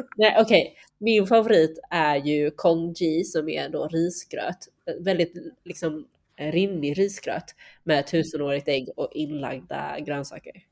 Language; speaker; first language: Swedish; early bilingual, other home language; Chinese